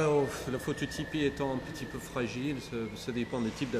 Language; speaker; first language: French; native; French